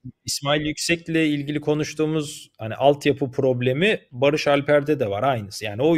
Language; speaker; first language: Turkish; native; Turkish